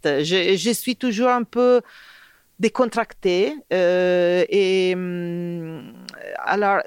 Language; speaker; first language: French; non-native, fluent; Italian